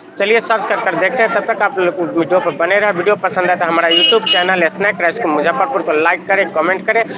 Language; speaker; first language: Hindi; native; Hindi